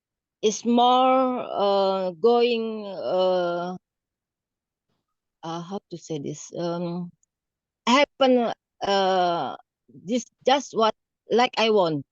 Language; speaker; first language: English; non-native, learner; Indonesian